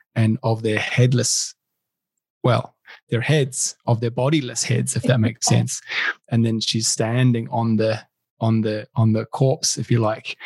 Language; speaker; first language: English; native; English